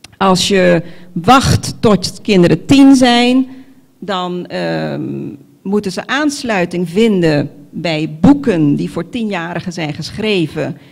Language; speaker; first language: Dutch; non-native, local second language; Papiamento